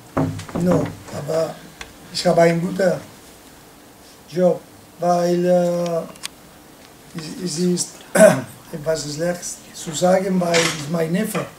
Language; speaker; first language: German; non-native, learner; Spanish